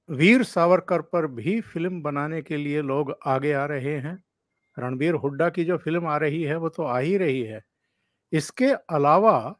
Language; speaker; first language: Hindi; native; Hindi